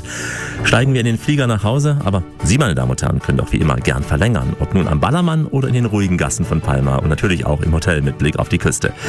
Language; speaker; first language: German; native; German